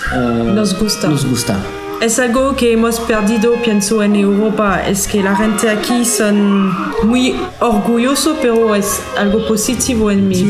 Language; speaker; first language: Spanish; non-native, learner; French